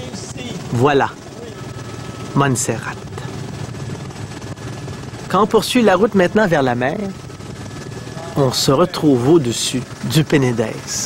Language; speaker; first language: French; native; French